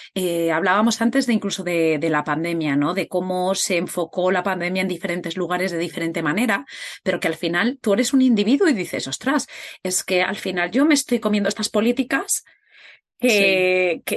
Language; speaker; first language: Spanish; native; Spanish